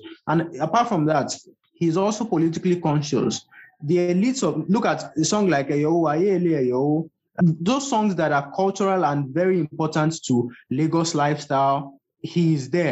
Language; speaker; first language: English; non-native, local second language; Yoruba